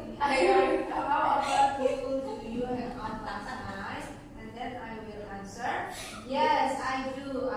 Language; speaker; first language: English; non-native, learner; Indonesian